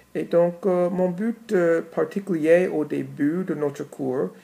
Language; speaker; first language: French; non-native, fluent; English